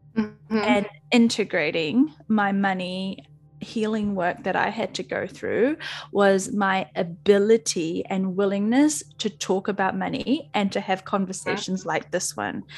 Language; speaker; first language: English; native; English